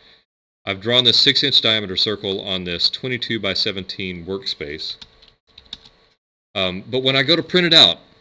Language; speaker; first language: English; native; English